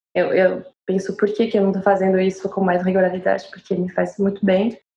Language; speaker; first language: Portuguese; non-native, fluent; French